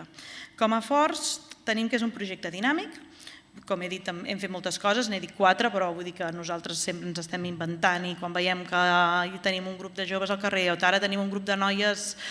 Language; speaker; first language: Catalan; native; Catalan